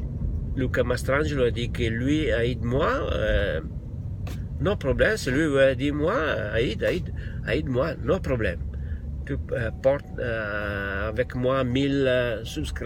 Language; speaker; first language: French; non-native, learner; Italian